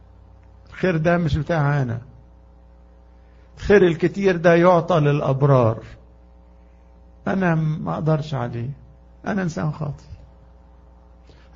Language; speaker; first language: Arabic; native; Arabic